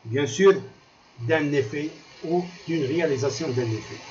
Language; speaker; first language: French; non-native, local second language; Arabic